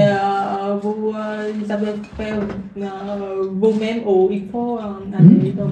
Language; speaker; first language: French; non-native, learner; Vietnamese